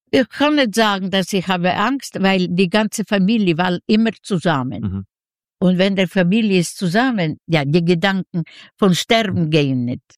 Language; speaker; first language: German; non-native, learner; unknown